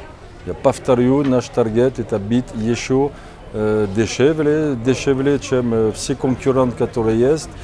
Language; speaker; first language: Russian; non-native, learner; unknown